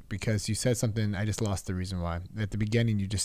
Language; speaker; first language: English; native; English